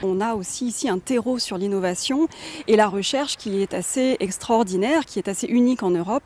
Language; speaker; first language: French; native; French